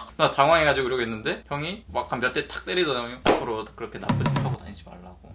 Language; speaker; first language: Korean; native; Korean